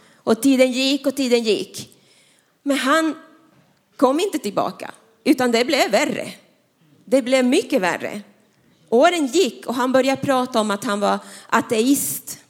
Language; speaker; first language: Swedish; non-native, fluent; Spanish